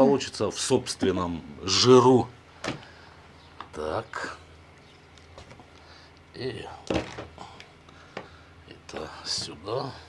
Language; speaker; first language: Russian; native; Russian